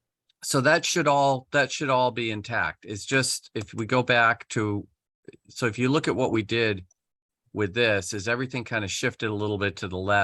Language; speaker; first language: English; native; English